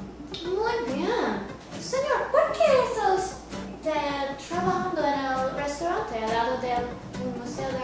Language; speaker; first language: Spanish; non-native, learner; English